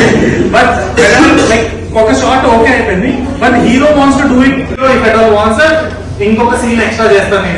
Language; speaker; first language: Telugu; native; Telugu